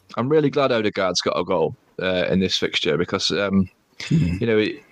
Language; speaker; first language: English; native; English